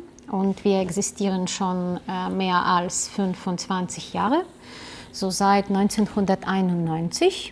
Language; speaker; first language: German; non-native, learner; Russian